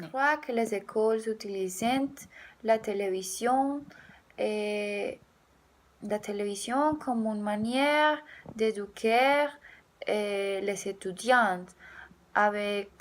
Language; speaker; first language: French; non-native, learner; Spanish